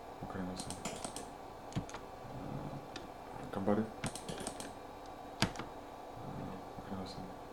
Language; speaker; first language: Japanese; non-native, learner; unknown